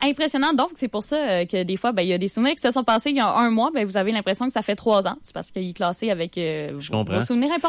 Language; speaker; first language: French; native; French